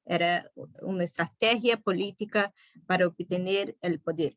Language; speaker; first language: Spanish; non-native, fluent; Portuguese